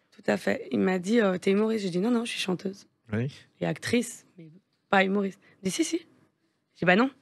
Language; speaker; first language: French; native; French